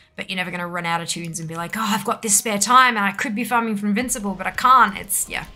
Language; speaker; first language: English; native; English